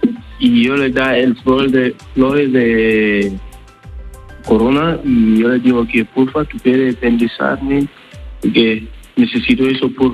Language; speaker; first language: Spanish; non-native, learner; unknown